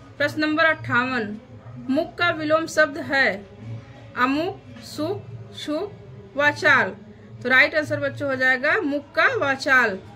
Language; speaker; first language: Hindi; native; Hindi